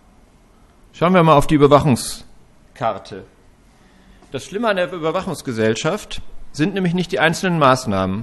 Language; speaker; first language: German; native; German